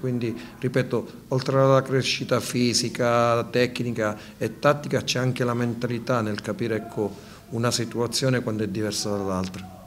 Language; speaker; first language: Italian; native; Italian